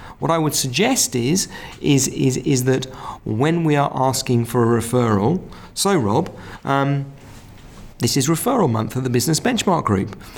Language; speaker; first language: English; native; English